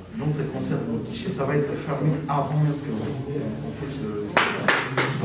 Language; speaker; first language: French; non-native, local second language; Lingala